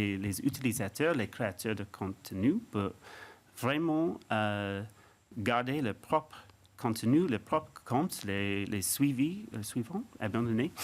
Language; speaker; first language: French; non-native, fluent; English